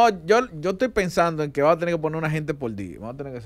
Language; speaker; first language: Spanish; native; Spanish